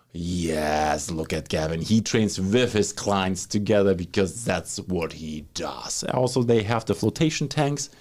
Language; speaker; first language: English; non-native, fluent; German